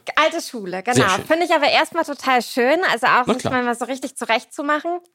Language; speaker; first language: German; native; German